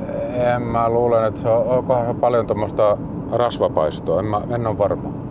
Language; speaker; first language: Finnish; native; Finnish